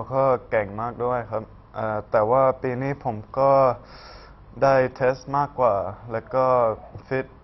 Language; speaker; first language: Thai; early bilingual, heritage; Thai